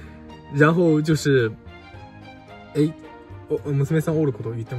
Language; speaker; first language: Japanese; non-native, fluent; Chinese